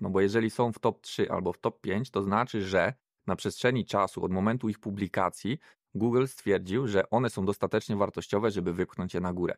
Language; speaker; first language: Polish; native; Polish